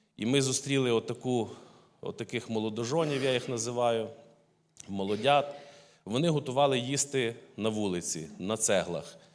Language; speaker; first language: Ukrainian; native; Ukrainian